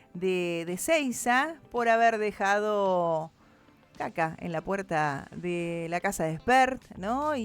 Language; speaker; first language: Spanish; native; Spanish